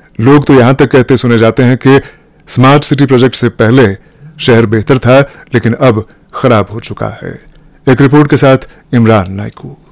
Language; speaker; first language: Hindi; non-native, local second language; Kashmiri